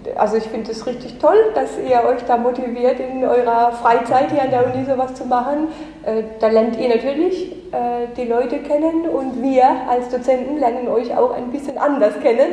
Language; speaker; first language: German; native; German